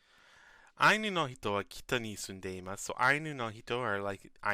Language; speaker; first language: Japanese; non-native, learner; English